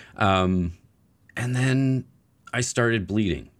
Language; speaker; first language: English; native; English